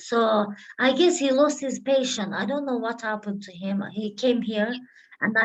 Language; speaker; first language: English; non-native, learner; Turkish